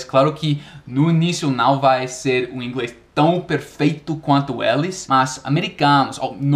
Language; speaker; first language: Portuguese; non-native, fluent; English